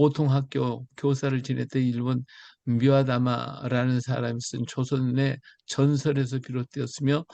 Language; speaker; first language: Korean; native; Korean